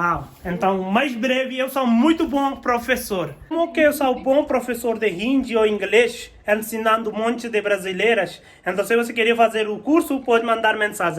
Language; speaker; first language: Portuguese; non-native, learner; Hindi